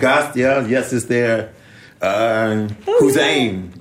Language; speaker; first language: German; non-native, learner; English